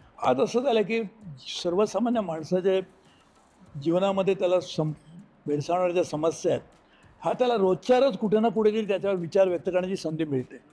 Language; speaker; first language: Marathi; native; Marathi